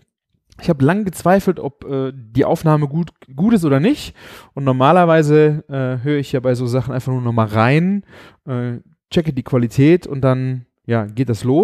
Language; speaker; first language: German; native; German